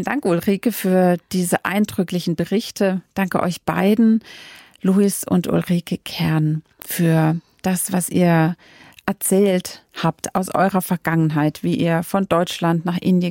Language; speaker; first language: German; native; German